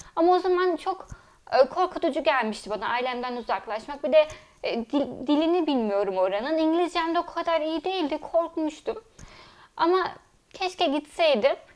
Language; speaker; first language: Turkish; early bilingual, heritage; Turkish